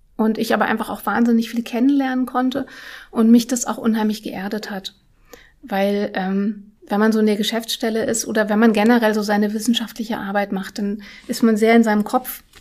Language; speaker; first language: German; early bilingual, other home language; Russian